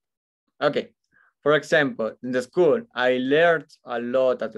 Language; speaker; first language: English; non-native, fluent; Spanish